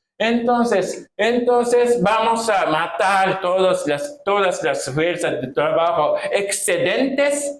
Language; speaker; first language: Spanish; non-native, fluent; Japanese